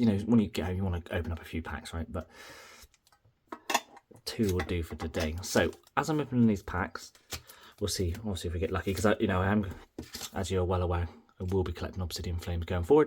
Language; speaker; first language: English; native; English